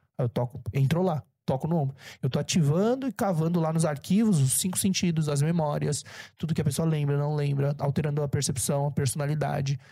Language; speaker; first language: Portuguese; early bilingual, other home language; Korean